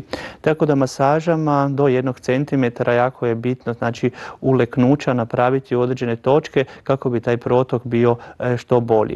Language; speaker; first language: Croatian; native; Croatian